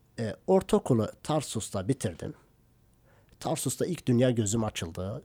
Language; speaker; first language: Turkish; non-native, local second language; Kurdish